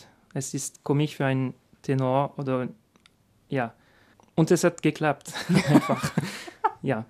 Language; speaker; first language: German; non-native, learner; French